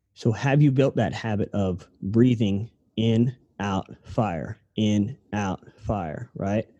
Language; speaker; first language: English; native; English